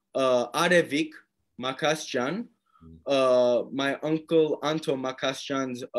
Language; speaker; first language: English; native; English